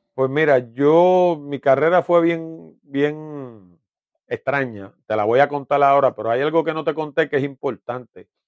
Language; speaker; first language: Spanish; early bilingual, heritage; Spanish